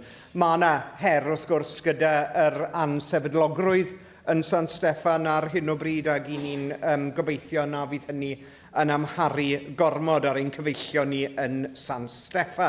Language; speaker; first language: Welsh; native; Welsh